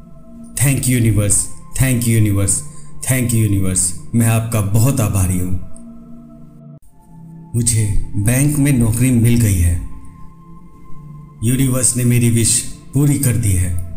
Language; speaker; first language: Hindi; native; Hindi